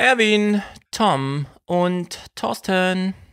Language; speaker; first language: German; native; German